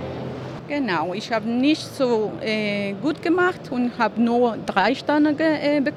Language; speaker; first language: German; non-native, fluent; Spanish